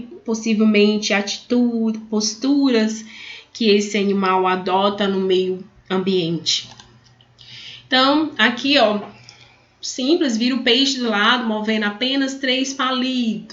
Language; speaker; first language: Portuguese; native; Portuguese